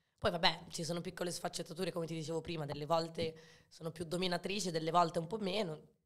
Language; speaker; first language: Italian; early bilingual, other home language; Arabic